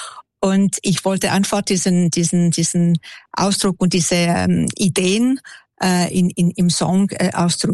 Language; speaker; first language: German; non-native, local second language; French